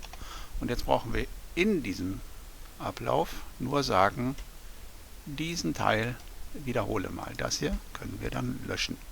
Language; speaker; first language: German; native; German